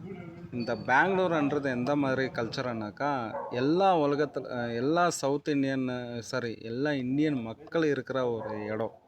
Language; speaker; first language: Tamil; non-native, local second language; Kannada